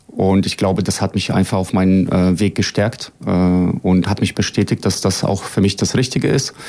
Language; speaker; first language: German; early bilingual, other home language; Bosnian